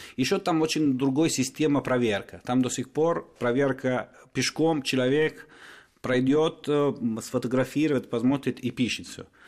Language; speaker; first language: Russian; non-native, fluent; Italian